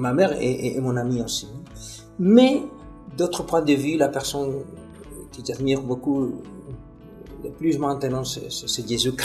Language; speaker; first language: French; non-native, fluent; Spanish